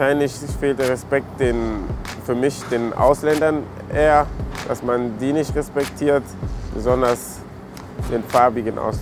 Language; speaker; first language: German; early bilingual, other home language; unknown